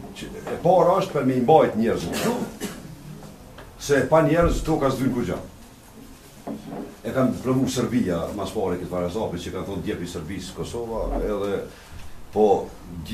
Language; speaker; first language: Albanian; native; Albanian